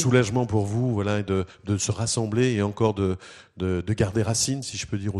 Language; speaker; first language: French; native; French